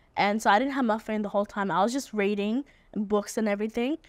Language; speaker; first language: English; native; English